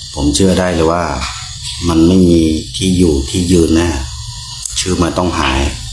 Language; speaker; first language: Thai; non-native, local second language; Karen languages